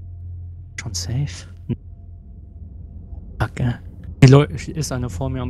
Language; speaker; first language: German; native; German